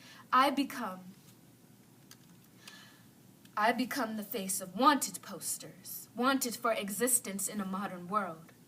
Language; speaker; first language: English; native; English